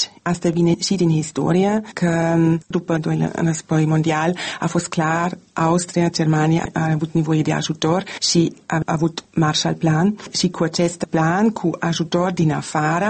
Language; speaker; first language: Romanian; non-native, learner; German